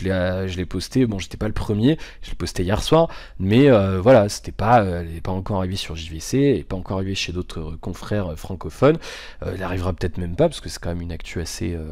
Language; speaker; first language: French; native; French